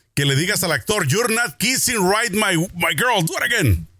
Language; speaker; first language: Spanish; native; Spanish